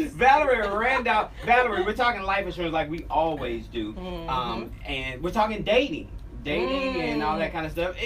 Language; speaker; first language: English; native; English